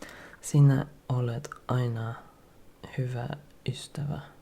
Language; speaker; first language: Finnish; non-native, learner; English